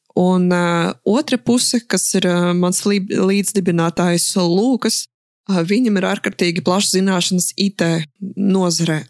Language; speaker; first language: Latvian; non-native, local second language; Russian